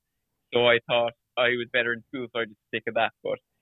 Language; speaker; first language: English; native; English